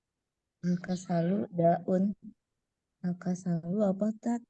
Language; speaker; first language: Arabic; non-native, learner; Indonesian